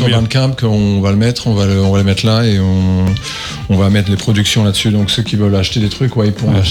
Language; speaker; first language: French; native; French